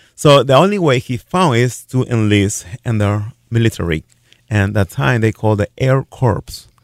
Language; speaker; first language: English; non-native, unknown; Spanish